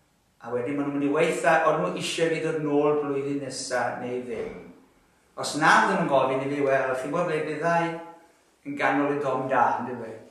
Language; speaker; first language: Welsh; native; Welsh